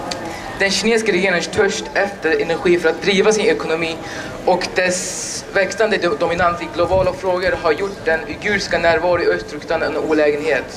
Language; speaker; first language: Swedish; non-native, learner; Uyghur